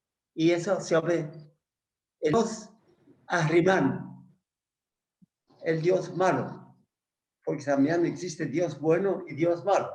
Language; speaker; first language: Spanish; non-native, fluent; Persian